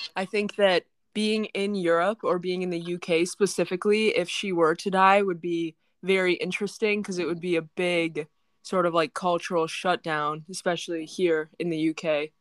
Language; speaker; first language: English; native; English